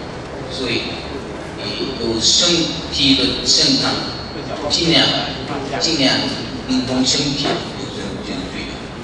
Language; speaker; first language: Chinese; non-native, learner; Korean